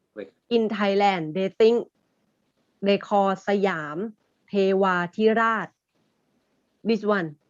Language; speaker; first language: English; non-native, learner; Thai